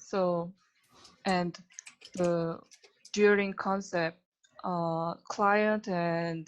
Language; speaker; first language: English; non-native, learner; Korean